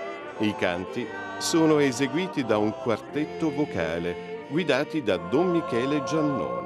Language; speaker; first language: Italian; native; Italian